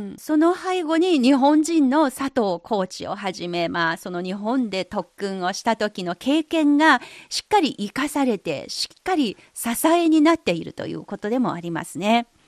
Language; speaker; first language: Japanese; non-native, fluent; Chinese